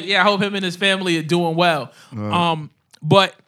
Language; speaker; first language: English; native; English